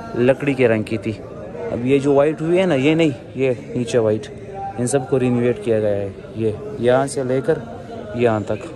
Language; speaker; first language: Urdu; non-native, local second language; Pashto